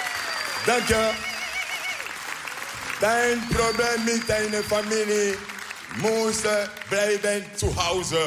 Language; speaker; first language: Dutch; non-native, learner; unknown